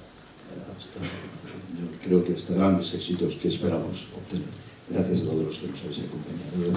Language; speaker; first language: Spanish; native; Spanish